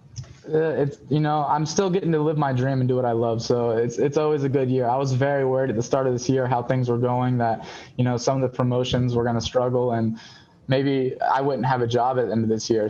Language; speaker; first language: English; native; English